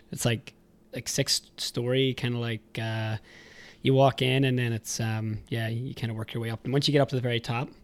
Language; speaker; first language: English; native; English